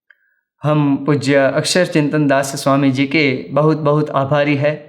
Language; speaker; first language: Hindi; native; Hindi